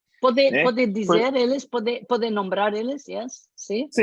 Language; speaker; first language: Portuguese; non-native, learner; Spanish